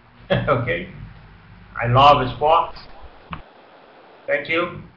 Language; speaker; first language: English; non-native, learner; Portuguese